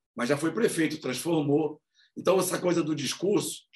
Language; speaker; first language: Portuguese; native; Portuguese